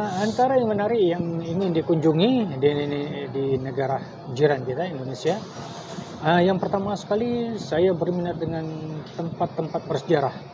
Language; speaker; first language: Malay; native; Malay